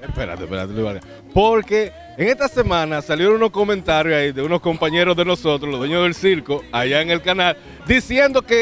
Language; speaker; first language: Spanish; native; Spanish